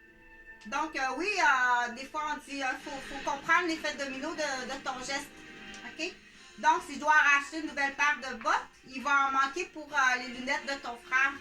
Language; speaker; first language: French; native; French